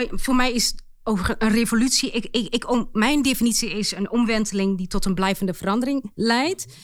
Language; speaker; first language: Dutch; early bilingual, other home language; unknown